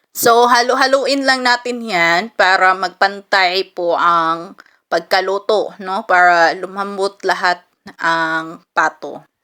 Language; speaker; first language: Filipino; non-native, local second language; Cebuano